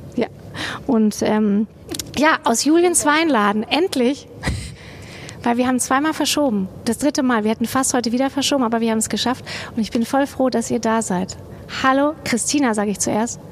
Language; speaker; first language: German; non-native, fluent; Romanian